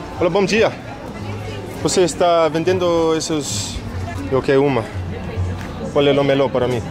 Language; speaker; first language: Portuguese; non-native, learner; English